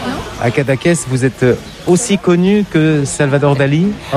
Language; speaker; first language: French; native; French